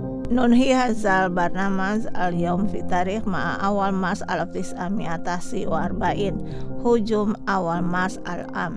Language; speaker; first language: Arabic; non-native, learner; Indonesian